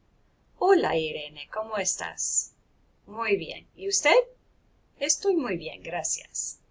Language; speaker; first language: Spanish; non-native, fluent; English